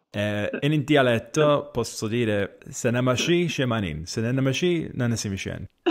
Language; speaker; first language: Italian; early bilingual, heritage; Italian